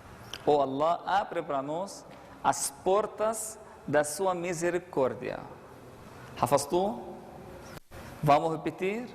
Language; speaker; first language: Portuguese; non-native, fluent; Arabic